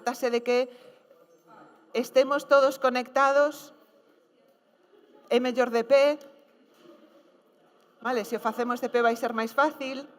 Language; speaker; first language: Galician; native; Galician